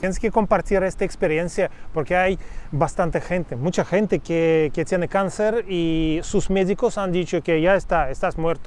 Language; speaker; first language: Spanish; non-native, fluent; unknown